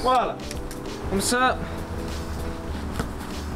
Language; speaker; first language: French; non-native, learner; Croatian